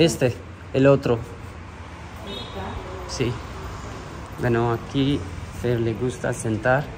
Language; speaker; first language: Spanish; non-native, learner; Urdu